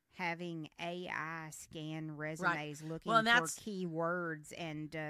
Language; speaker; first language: English; native; English